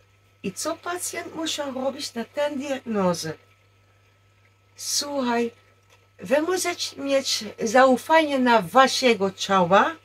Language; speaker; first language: Polish; non-native, learner; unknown